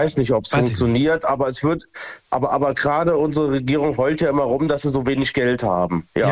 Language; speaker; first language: German; native; German